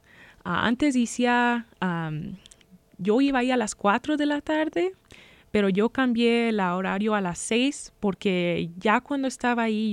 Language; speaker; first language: Spanish; early bilingual, heritage; Spanish